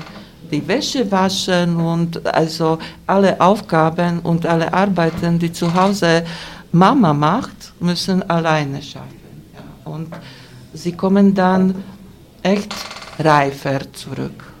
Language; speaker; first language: German; non-native, fluent; Slovak